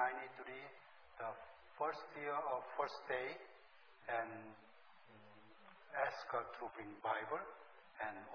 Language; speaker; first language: English; non-native, learner; Korean